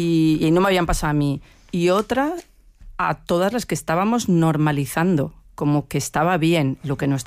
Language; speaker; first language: Spanish; native; Spanish